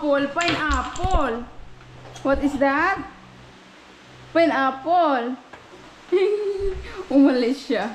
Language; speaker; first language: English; non-native, local second language; Cebuano